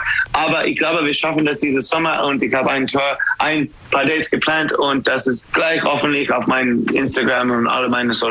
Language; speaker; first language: German; non-native, fluent; English